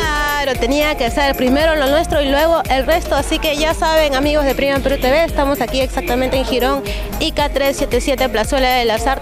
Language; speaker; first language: Spanish; native; Spanish